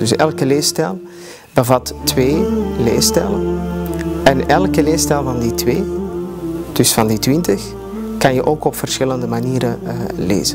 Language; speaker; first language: Dutch; early bilingual, other home language; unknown